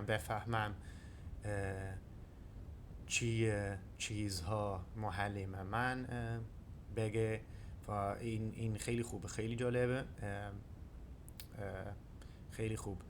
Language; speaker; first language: Persian; non-native, learner; Dutch